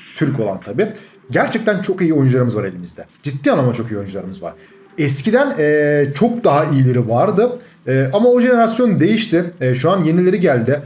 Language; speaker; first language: Turkish; native; Turkish